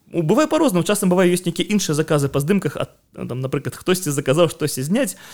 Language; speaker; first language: Belarusian; non-native, local second language; Russian